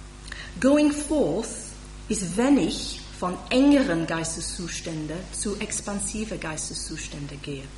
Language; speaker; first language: German; non-native, fluent; English